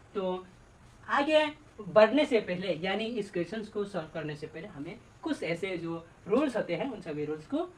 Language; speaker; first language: Hindi; non-native, local second language; Bangla